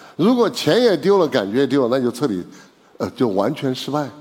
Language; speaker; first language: Chinese; native; Chinese